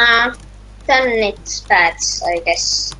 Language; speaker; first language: English; non-native, learner; Estonian